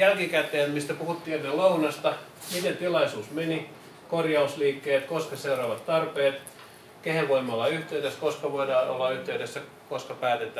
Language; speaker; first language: Finnish; native; Finnish